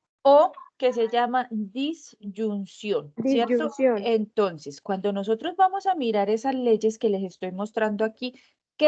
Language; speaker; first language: Spanish; native; Spanish